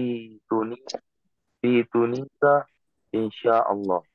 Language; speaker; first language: Arabic; non-native, learner; Indonesian